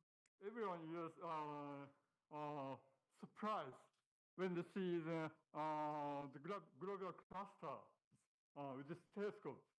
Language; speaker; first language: English; non-native, learner; Japanese